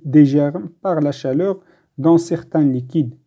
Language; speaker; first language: French; non-native, local second language; Arabic